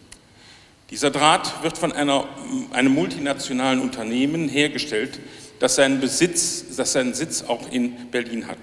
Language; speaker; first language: German; native; German